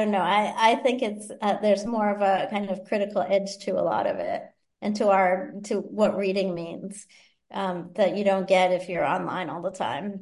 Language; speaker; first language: English; native; English